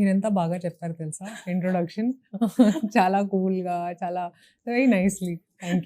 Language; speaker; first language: Telugu; non-native, local second language; Hindi